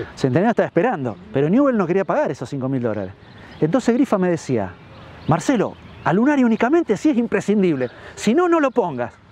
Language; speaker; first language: Spanish; native; Spanish